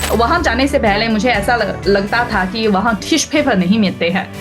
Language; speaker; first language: Hindi; non-native, learner; Chinese